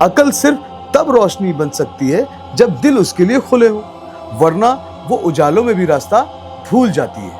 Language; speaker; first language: Hindi; native; Hindi